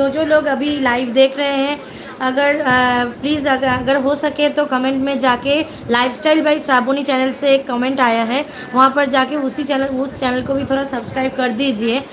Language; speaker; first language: Hindi; non-native, local second language; Bangla